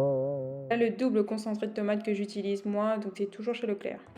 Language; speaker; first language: French; native; French